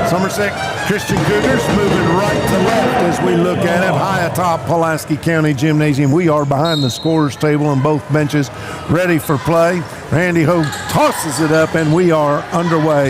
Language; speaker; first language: English; native; English